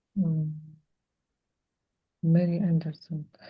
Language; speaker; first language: English; non-native, learner; Russian